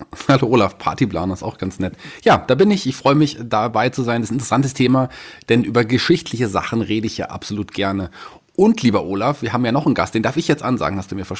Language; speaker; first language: German; native; German